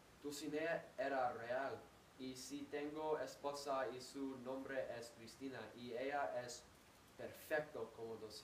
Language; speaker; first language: Spanish; non-native, learner; English